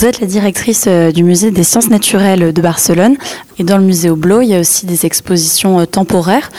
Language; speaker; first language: French; native; French